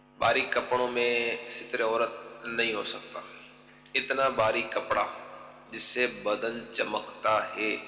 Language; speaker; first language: Urdu; native; Urdu